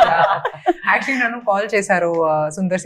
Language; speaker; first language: Telugu; non-native, local second language; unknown